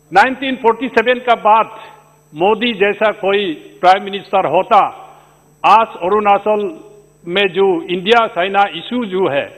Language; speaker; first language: Hindi; non-native, local second language; Adi